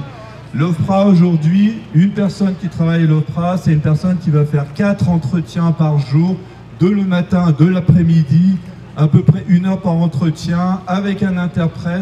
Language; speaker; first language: French; native; French